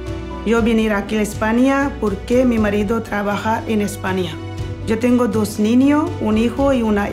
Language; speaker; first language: Spanish; non-native, learner; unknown